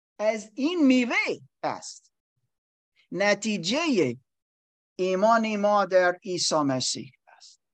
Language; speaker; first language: Persian; non-native, learner; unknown